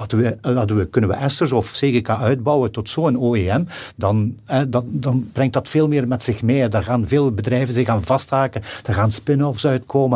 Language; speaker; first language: Dutch; native; Dutch